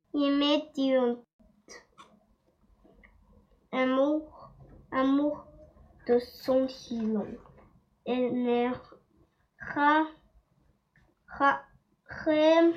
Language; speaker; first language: French; non-native, learner; Chinese